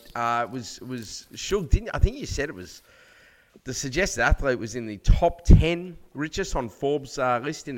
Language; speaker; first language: English; native; English